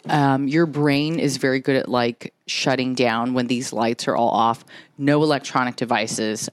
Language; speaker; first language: English; early bilingual, other home language; Japanese